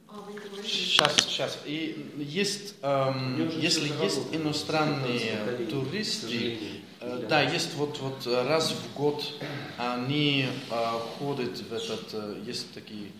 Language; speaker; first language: Russian; non-native, fluent; Dutch